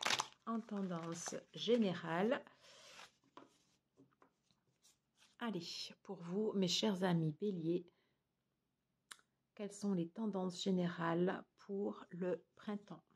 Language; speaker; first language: French; native; French